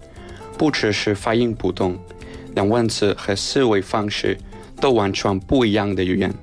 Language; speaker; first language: Chinese; non-native, fluent; Spanish